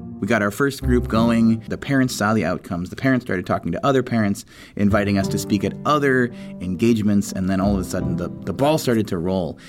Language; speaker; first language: English; native; English